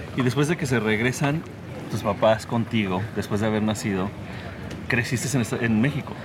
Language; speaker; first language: Spanish; early bilingual, heritage; Spanish